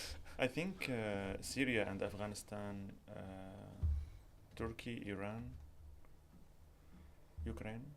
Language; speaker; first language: English; non-native, learner; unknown